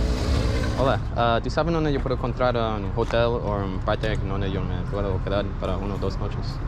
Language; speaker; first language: Spanish; non-native, learner; English